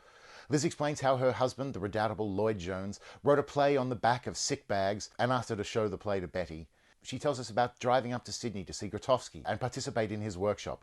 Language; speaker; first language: English; native; English